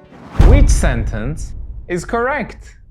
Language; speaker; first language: English; non-native, fluent; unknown